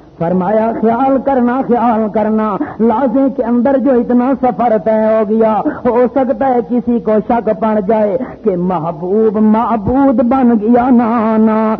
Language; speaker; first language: Urdu; non-native, local second language; Pashto